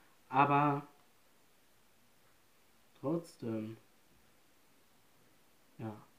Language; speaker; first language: German; non-native, learner; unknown